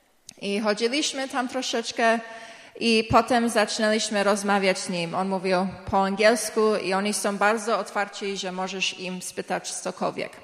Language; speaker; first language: Polish; early bilingual, heritage; English